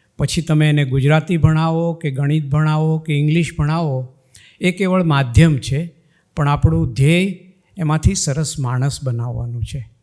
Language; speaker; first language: Gujarati; non-native, local second language; Marathi